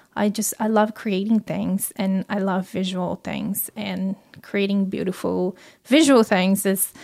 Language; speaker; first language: English; non-native, fluent; Portuguese